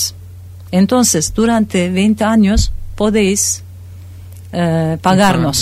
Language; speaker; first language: Spanish; non-native, fluent; Turkish